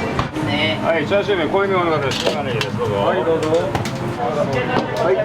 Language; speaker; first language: Japanese; native; Japanese